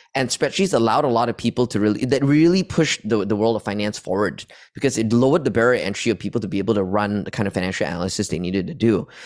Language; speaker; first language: English; non-native, local second language; Chinese